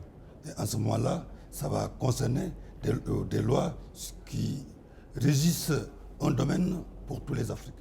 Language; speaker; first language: French; non-native, local second language; Wolof